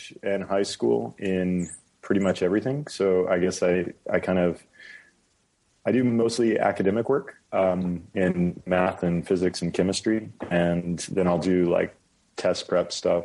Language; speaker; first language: English; native; English